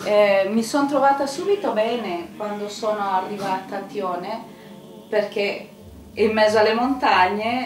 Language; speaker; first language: Italian; non-native, fluent; Spanish